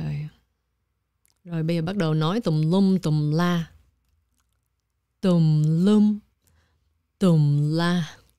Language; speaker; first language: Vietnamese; early bilingual, heritage; Vietnamese